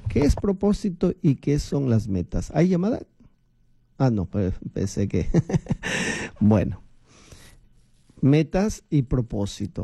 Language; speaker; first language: Spanish; native; Spanish